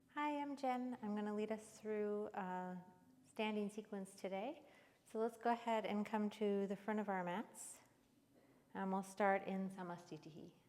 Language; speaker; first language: English; native; English